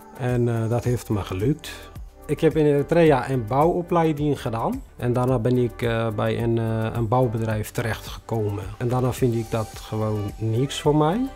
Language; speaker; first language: Dutch; non-native, fluent; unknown